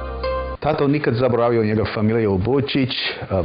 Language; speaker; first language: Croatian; early bilingual, heritage; English